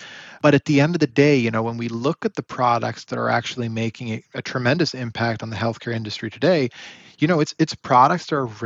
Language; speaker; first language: English; native; English